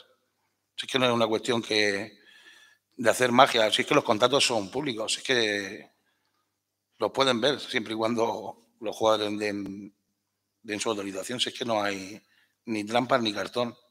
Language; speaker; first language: Spanish; native; Spanish